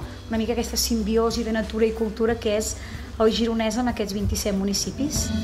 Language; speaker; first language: Catalan; native; Catalan